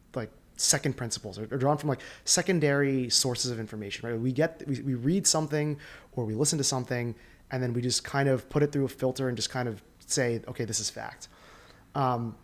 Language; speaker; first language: English; native; English